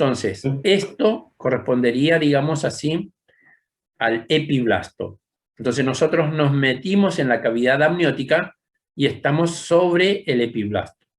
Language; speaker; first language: Spanish; native; Spanish